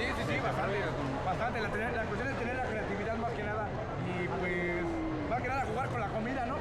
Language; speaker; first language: Spanish; native; Spanish